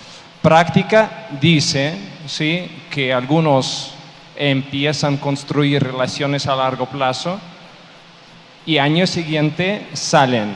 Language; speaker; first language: Spanish; non-native, learner; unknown